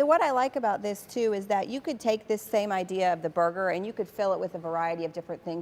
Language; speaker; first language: English; native; English